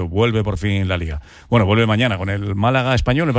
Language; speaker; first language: Spanish; native; Spanish